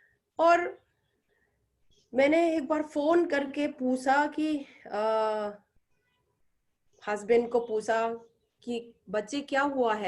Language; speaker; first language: Hindi; non-native, local second language; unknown